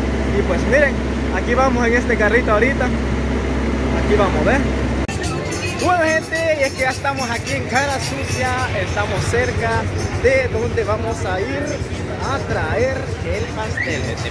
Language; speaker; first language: Spanish; native; Spanish